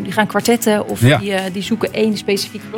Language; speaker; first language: Dutch; native; Dutch